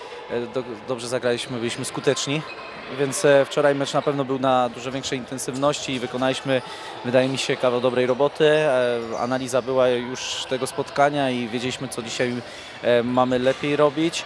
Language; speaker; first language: Polish; native; Polish